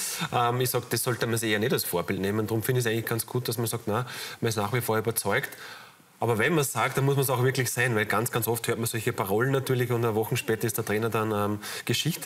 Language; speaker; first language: German; native; German